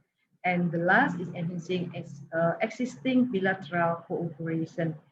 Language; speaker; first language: English; non-native, learner; Indonesian